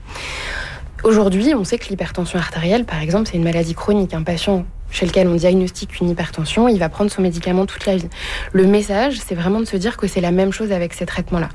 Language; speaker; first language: French; native; French